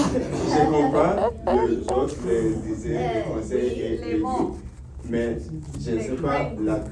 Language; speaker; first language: French; non-native, learner; Ukrainian